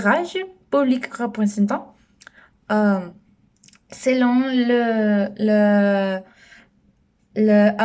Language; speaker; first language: French; non-native, learner; Spanish